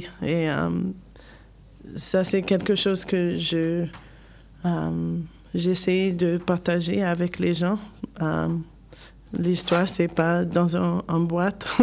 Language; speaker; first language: French; non-native, learner; English